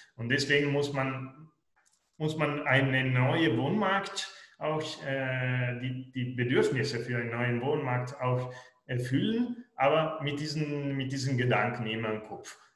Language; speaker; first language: German; non-native, local second language; Italian